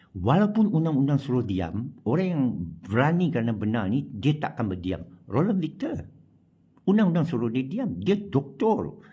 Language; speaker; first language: Malay; non-native, local second language; Chinese